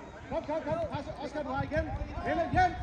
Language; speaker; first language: Danish; native; Danish